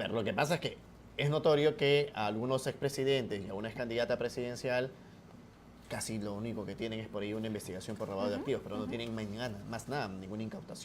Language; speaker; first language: Spanish; native; Spanish